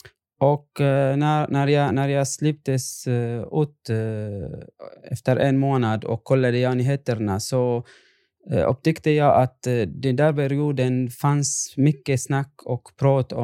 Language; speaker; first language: Swedish; non-native, fluent; Arabic